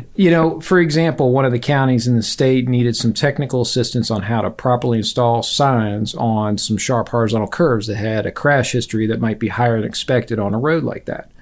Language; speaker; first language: English; native; English